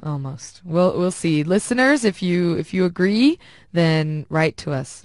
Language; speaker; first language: English; non-native, fluent; Spanish